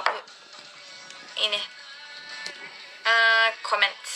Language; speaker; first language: Indonesian; non-native, learner; Turkish